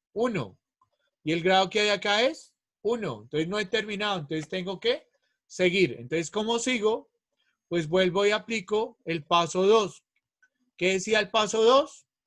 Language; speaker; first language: Spanish; native; Spanish